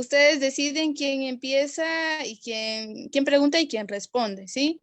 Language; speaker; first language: Spanish; non-native, local second language; Kaqchikel